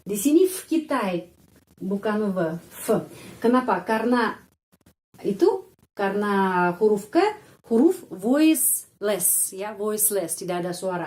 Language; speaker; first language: Indonesian; non-native, fluent; Russian